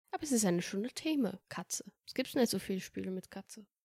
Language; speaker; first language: German; non-native, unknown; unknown